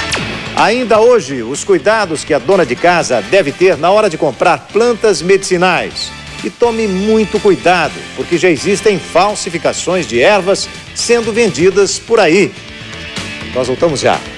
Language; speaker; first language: Portuguese; native; Portuguese